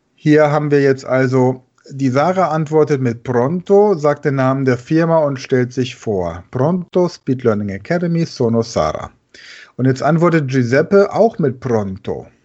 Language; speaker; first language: German; native; German